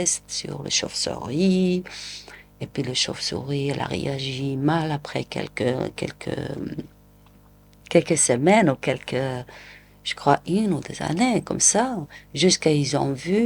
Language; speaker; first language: French; non-native, local second language; Arabic